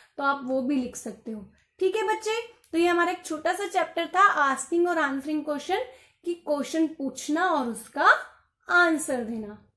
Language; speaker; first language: Hindi; non-native, local second language; Gujarati